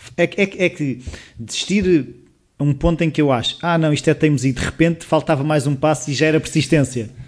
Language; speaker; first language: Portuguese; native; Portuguese